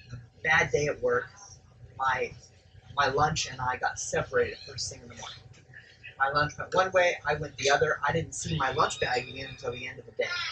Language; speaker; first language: English; native; English